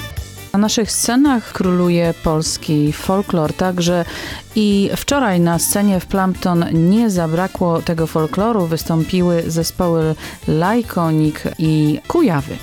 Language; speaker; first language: Polish; native; Polish